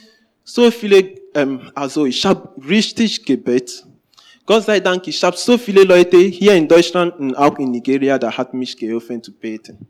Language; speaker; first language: German; non-native, learner; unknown